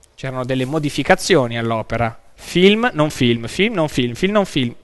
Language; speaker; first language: Italian; native; Italian